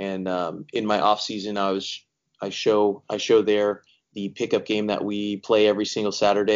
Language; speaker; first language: English; native; English